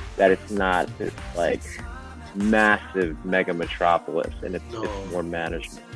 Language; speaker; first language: English; non-native, fluent; Japanese